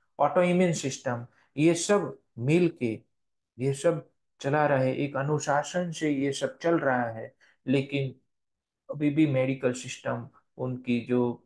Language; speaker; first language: Hindi; non-native, local second language; Gujarati